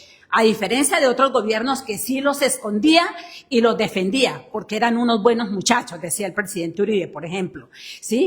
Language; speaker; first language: Spanish; native; Spanish